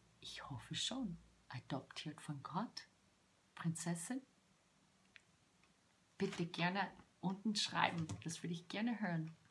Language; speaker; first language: German; non-native, fluent; English